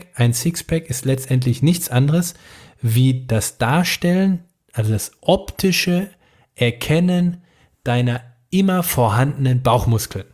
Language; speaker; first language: German; native; German